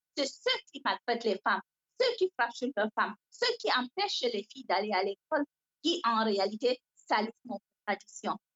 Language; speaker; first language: French; non-native, local second language; Fula